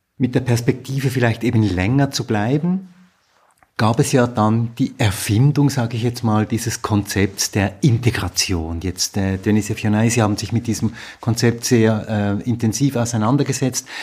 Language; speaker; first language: German; native; German